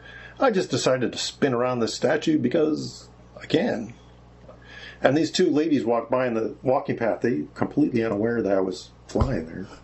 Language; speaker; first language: English; native; English